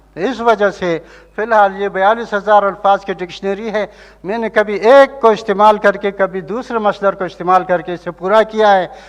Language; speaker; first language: Urdu; non-native, local second language; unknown